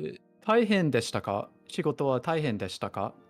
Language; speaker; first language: Japanese; non-native, learner; English